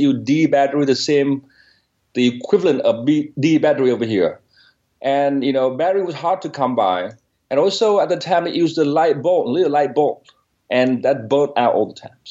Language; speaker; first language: English; non-native, fluent; Vietnamese